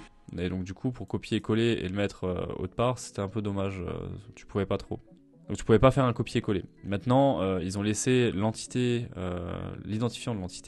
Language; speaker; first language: French; native; French